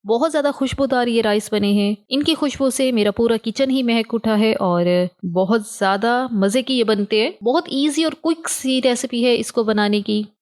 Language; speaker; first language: Hindi; native; Hindi